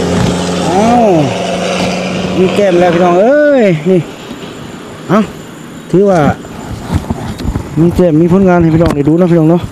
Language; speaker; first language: Thai; non-native, local second language; Northeastern Thai